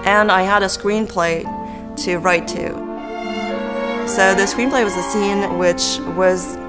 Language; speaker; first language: English; native; English